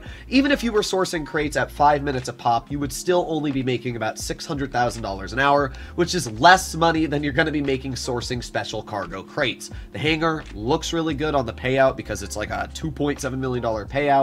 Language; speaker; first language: English; native; English